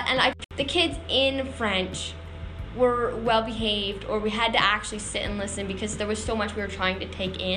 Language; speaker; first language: English; native; English